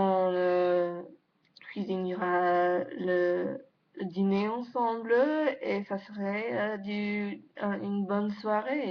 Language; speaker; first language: French; non-native, learner; English